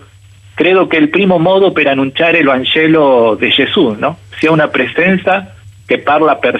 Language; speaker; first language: Italian; non-native, fluent; Spanish